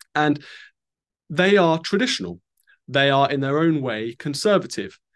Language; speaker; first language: English; native; English